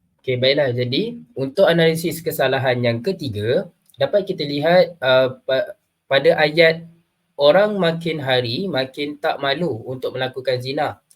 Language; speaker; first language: Malay; native; Malay